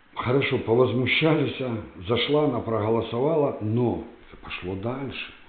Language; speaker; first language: Russian; native; Russian